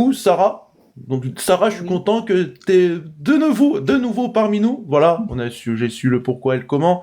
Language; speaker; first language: French; native; French